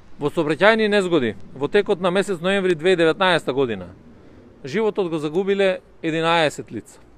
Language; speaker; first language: Macedonian; native; Macedonian